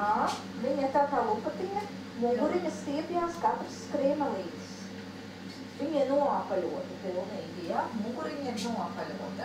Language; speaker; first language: Latvian; native; Latvian